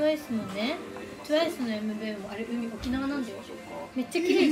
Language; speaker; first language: Japanese; native; Japanese